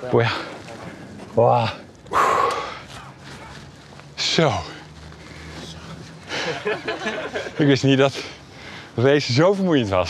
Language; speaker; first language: Dutch; native; Dutch